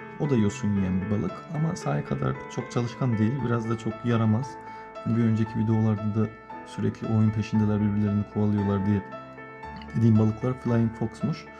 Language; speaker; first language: Turkish; native; Turkish